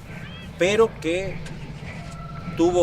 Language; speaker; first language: Spanish; native; Spanish